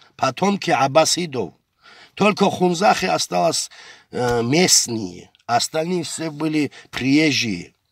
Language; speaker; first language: Russian; non-native, local second language; Avaric